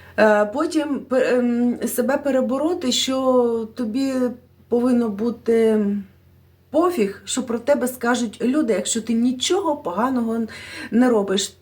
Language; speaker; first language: Ukrainian; non-native, local second language; Russian